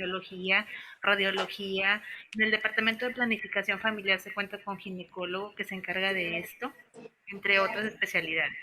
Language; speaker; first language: Spanish; native; Spanish